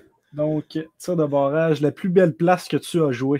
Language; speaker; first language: French; native; French